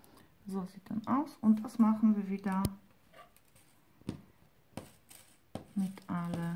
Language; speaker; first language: German; non-native, fluent; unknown